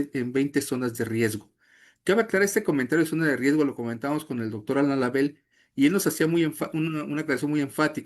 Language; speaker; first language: Spanish; native; Spanish